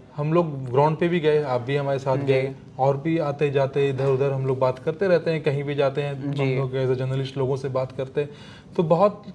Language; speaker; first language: Hindi; native; Hindi